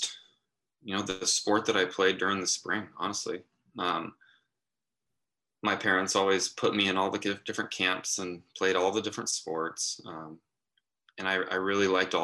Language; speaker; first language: English; native; English